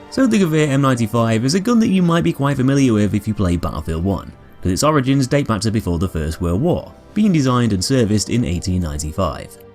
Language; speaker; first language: English; native; English